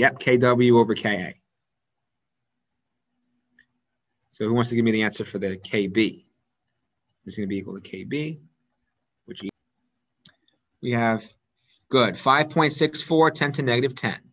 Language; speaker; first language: English; native; English